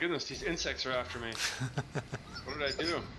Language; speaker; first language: English; native; English